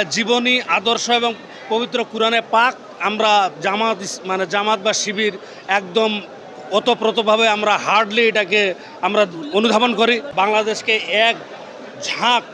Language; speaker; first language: Bangla; native; Bangla